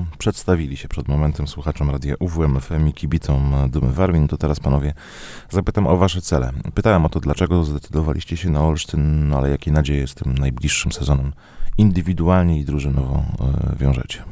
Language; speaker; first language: Polish; native; Polish